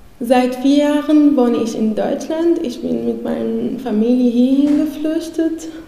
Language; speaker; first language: German; non-native, fluent; Arabic